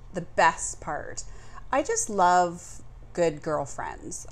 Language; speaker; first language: English; native; English